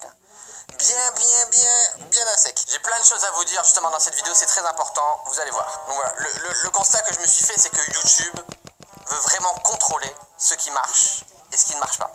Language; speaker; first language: French; native; French